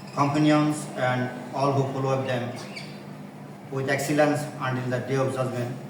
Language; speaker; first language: English; non-native, local second language; Bangla